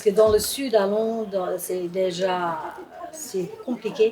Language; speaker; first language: French; non-native, fluent; English